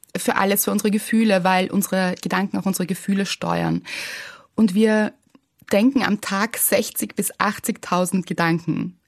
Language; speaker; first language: German; native; German